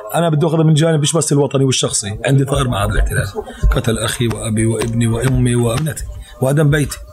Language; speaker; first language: Arabic; native; Arabic